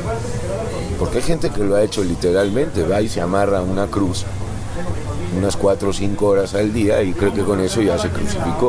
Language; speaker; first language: Spanish; native; Spanish